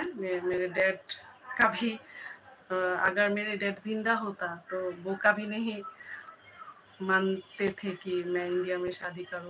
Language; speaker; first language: Hindi; non-native, learner; Bangla